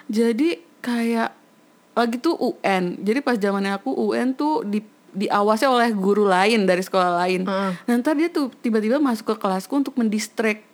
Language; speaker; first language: Indonesian; native; Indonesian